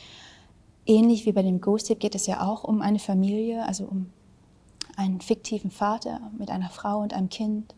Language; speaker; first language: German; early bilingual, other home language; Vietnamese